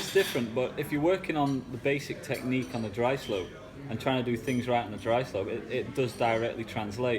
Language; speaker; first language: English; native; English